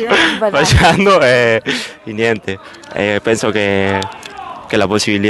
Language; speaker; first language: Italian; non-native, learner; Spanish